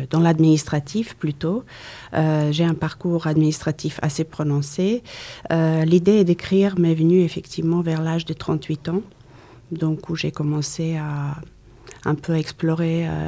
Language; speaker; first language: French; non-native, fluent; Croatian